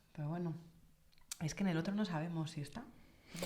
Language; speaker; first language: Spanish; native; Spanish